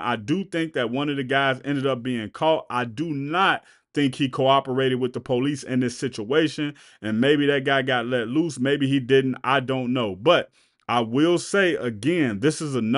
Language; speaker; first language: English; native; English